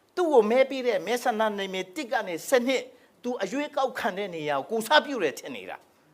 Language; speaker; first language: Burmese; non-native, local second language; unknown